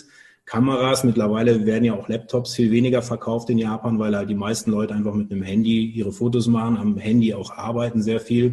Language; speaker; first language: German; native; German